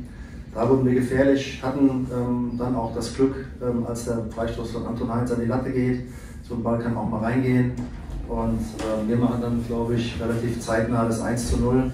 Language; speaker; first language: German; native; German